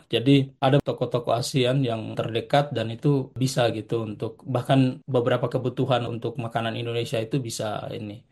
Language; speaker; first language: Indonesian; native; Indonesian